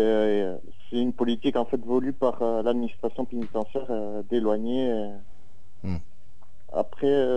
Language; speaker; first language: French; native; French